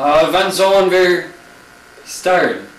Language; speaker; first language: German; non-native, learner; English